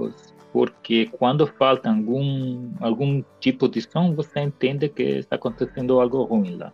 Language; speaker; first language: Portuguese; non-native, fluent; Italian